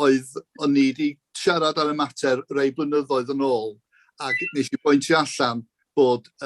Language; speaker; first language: Welsh; native; Welsh